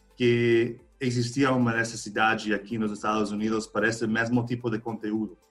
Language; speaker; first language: Portuguese; non-native, fluent; English